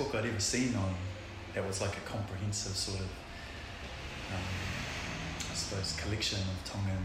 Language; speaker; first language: English; non-native, local second language; Tongan